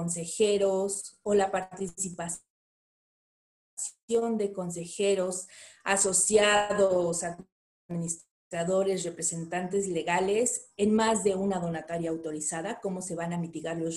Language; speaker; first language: Spanish; native; Spanish